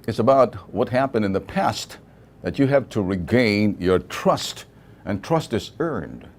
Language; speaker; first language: English; non-native, local second language; Filipino